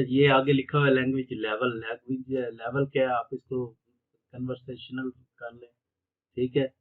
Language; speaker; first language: Urdu; non-native, local second language; Punjabi